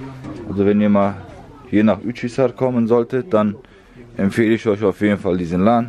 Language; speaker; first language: German; early bilingual, other home language; Turkish